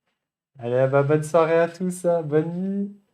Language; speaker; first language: French; native; French